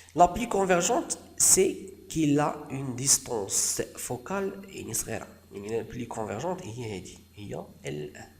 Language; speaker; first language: French; non-native, local second language; Arabic